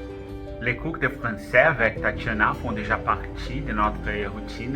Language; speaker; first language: French; non-native, fluent; Portuguese